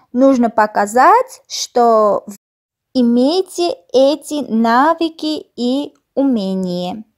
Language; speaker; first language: Russian; non-native, fluent; Armenian